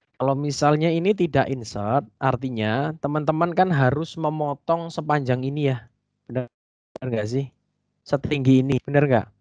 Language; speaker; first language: Indonesian; native; Indonesian